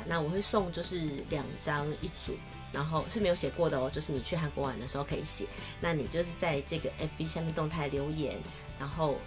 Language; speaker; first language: Chinese; native; Chinese